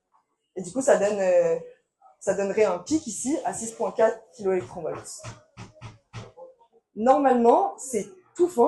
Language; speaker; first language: French; native; French